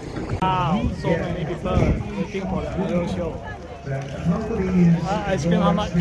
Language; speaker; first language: English; non-native, local second language; Chinese